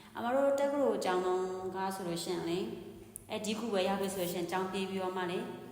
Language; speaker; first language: Burmese; non-native, local second language; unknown